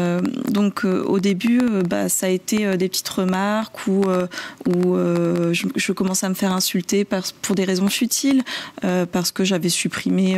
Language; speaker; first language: French; native; French